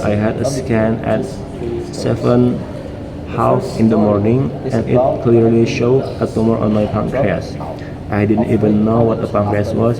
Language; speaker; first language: English; non-native, learner; Indonesian